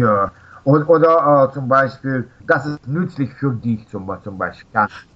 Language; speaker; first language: German; non-native, fluent; Russian